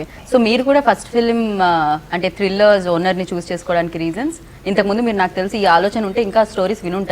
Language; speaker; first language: Telugu; native; Telugu